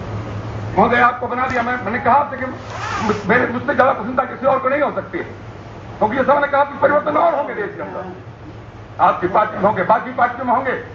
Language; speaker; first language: Hindi; native; Hindi